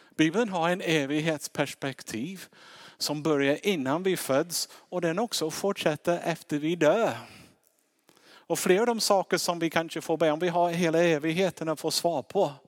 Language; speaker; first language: Swedish; non-native, fluent; English